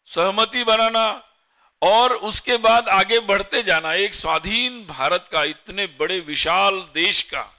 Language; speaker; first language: Hindi; non-native, local second language; Marathi